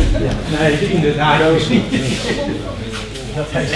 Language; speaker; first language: Dutch; native; Dutch